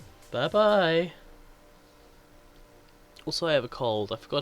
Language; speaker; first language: English; native; English